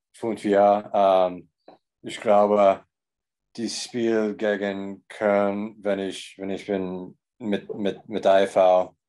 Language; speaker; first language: German; non-native, learner; English